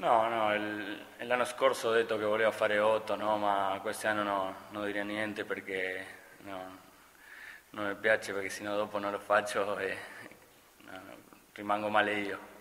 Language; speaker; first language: Italian; non-native, fluent; Spanish